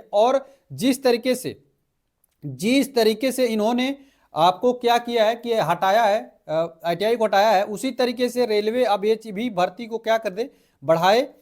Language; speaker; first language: Hindi; native; Hindi